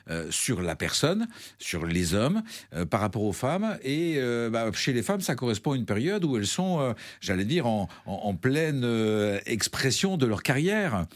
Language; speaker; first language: French; native; French